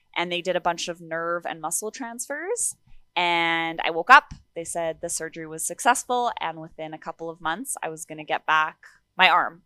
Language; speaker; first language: English; native; English